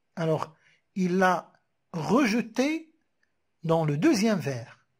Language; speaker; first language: French; non-native, local second language; Arabic